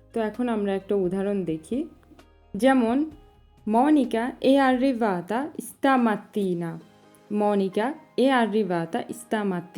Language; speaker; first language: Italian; non-native, fluent; Bangla